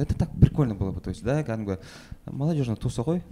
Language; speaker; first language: Russian; non-native, local second language; Kazakh